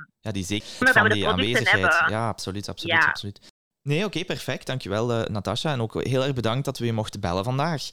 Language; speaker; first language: Dutch; native; Dutch